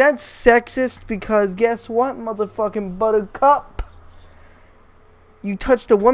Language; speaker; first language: English; native; English